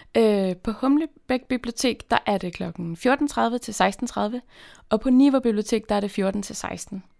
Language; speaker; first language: Danish; native; Danish